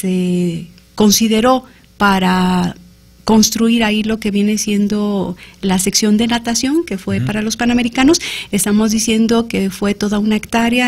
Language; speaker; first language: Spanish; native; Spanish